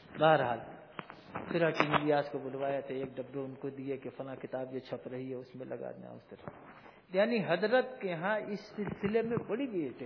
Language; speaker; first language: Urdu; native; Urdu